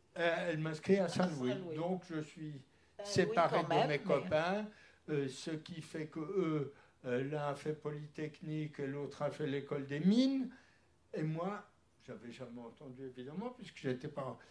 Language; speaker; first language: French; early bilingual, other home language; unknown